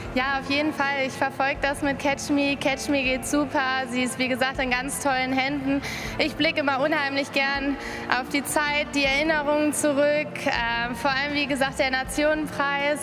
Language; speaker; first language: German; native; German